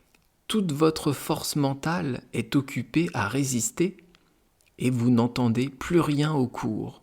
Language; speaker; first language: French; native; French